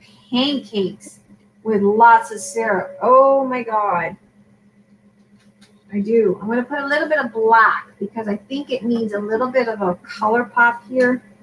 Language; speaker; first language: English; non-native, fluent; Spanish